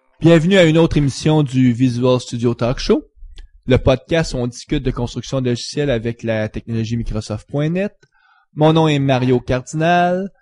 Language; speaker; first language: French; native; French